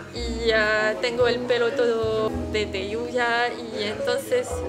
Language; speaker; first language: Spanish; early bilingual, heritage; French